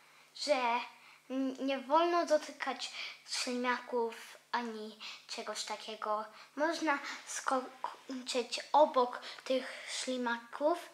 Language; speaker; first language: Polish; early bilingual, heritage; Polish